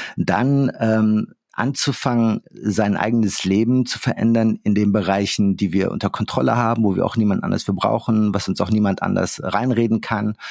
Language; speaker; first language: German; early bilingual, other home language; Arabic